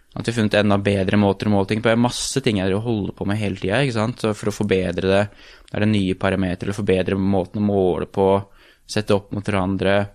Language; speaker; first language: Norwegian; native; Norwegian